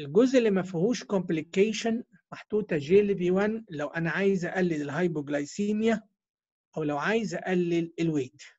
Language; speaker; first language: Arabic; native; Arabic